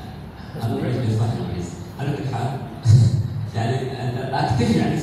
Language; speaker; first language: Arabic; non-native, fluent; Malay